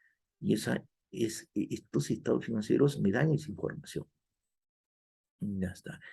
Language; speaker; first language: Spanish; native; Spanish